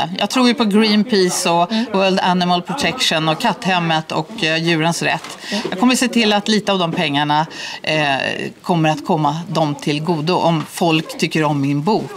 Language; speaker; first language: Swedish; native; Swedish